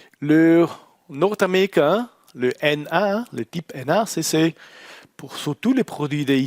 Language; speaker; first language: French; non-native, learner; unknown